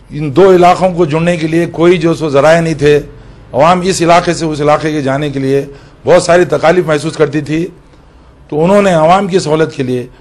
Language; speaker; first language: Urdu; native; Urdu